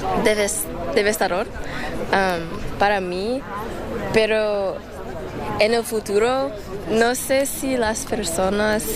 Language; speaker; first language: Spanish; early bilingual, heritage; English